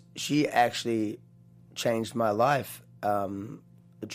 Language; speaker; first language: English; native; English